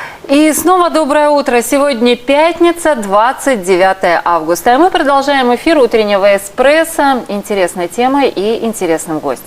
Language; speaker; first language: Russian; native; Russian